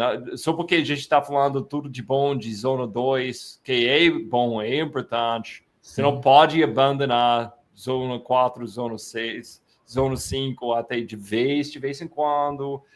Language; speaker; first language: Portuguese; non-native, fluent; English